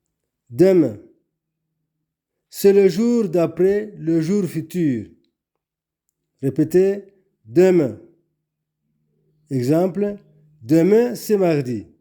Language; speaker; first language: French; non-native, local second language; Kinyarwanda